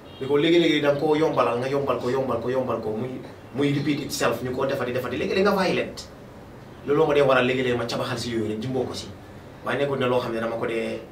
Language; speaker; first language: Wolof; native; Wolof